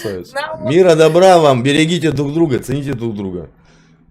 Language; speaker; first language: Russian; native; Russian